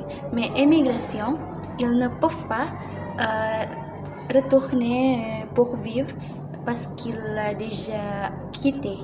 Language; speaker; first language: French; non-native, learner; Indonesian